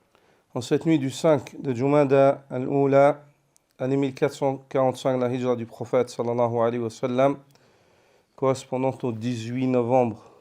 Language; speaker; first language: French; native; French